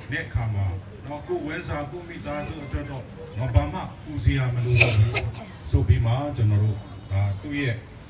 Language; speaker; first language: Burmese; non-native, local second language; Tedim Chin